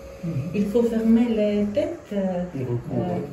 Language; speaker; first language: French; non-native, learner; Russian